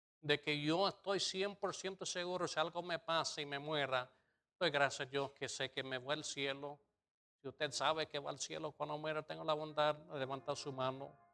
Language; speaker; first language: Spanish; non-native, fluent; English